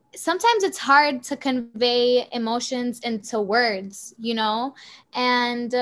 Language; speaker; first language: English; early bilingual, other home language; Spanish